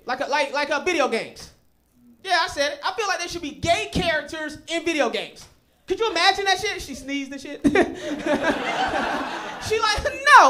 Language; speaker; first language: English; native; English